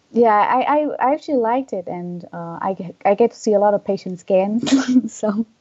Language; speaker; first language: English; non-native, fluent; Vietnamese